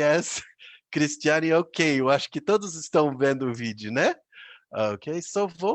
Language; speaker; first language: Portuguese; non-native, fluent; English